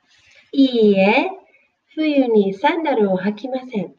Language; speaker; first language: Japanese; non-native, fluent; English